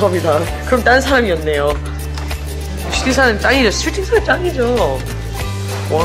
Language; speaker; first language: Korean; non-native, fluent; English